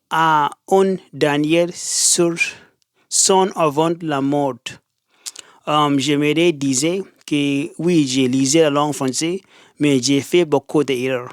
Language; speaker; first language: French; non-native, learner; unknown